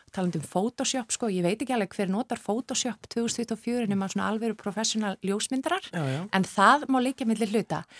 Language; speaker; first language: Icelandic; native; Icelandic